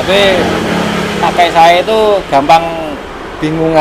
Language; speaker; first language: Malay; non-native, local second language; Javanese